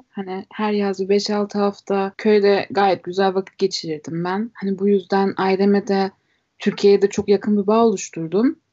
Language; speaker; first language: Turkish; early bilingual, heritage; Turkish